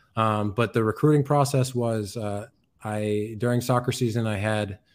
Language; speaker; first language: English; native; English